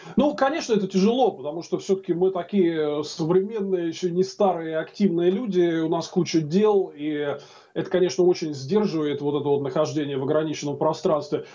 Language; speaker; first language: Russian; native; Russian